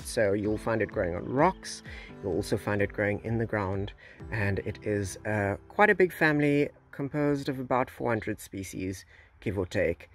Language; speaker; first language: English; native; English